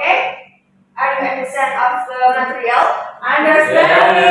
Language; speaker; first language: English; non-native, learner; Indonesian